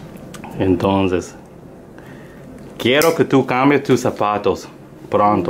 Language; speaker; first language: Spanish; non-native, learner; English